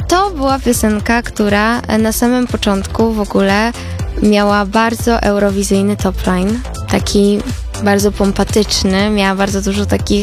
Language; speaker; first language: Polish; native; Polish